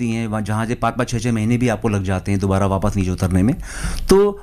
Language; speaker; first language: Hindi; native; Hindi